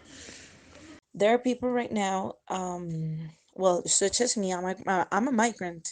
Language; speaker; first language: English; non-native, fluent; Spanish